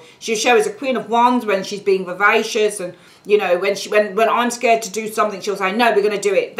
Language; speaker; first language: English; native; English